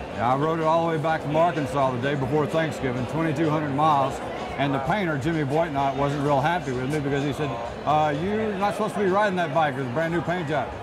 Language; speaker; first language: English; native; English